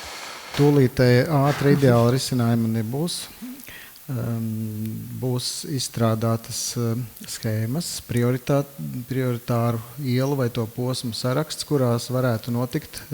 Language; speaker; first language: Latvian; native; Latvian